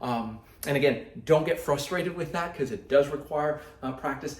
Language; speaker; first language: English; native; English